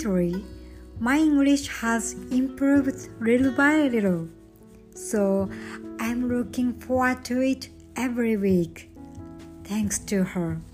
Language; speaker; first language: English; non-native, learner; Japanese